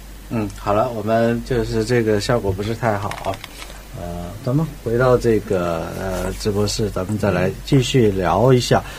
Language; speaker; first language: Chinese; native; Chinese